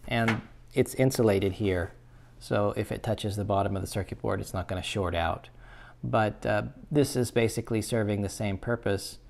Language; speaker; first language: English; native; English